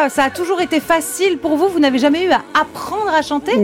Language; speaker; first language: French; native; French